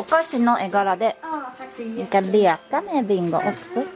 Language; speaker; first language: Swedish; non-native, learner; Japanese